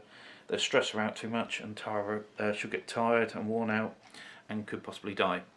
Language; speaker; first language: English; native; English